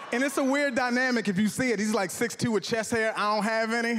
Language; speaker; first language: English; native; English